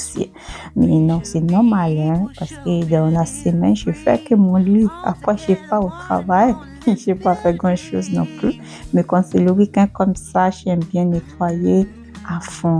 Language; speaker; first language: French; non-native, learner; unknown